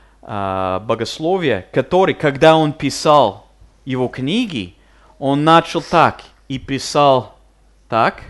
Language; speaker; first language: Russian; non-native, fluent; English